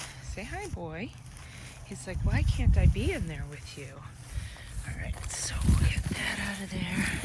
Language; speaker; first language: English; native; English